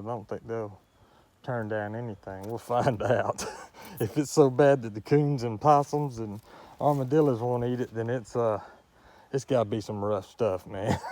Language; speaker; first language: English; native; English